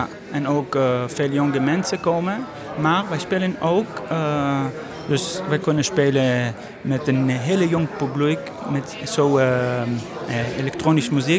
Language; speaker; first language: Dutch; non-native, learner; Hebrew